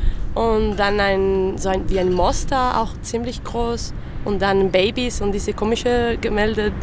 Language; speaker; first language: German; non-native, learner; French